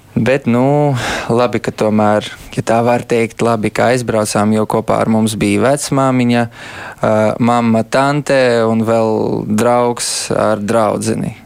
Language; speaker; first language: Latvian; early bilingual, heritage; Latvian